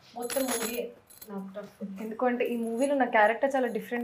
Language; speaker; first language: Telugu; non-native, fluent; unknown